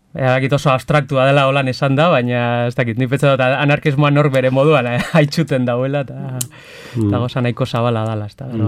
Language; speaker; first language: Basque; non-native, local second language; Spanish